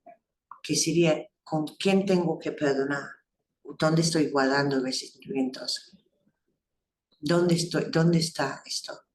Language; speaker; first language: Spanish; non-native, fluent; English